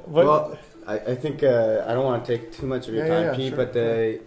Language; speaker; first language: English; non-native, fluent; Japanese